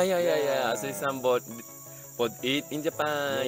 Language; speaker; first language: English; non-native, learner; Japanese